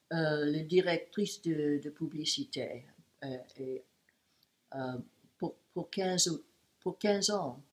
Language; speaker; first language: French; non-native, learner; English